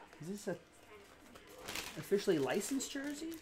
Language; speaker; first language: English; native; English